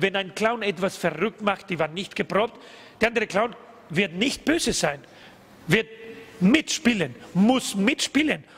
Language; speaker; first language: German; non-native, learner; Spanish